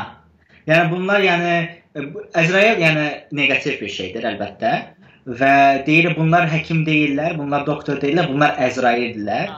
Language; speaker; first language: Azerbaijani; non-native, fluent; Turkish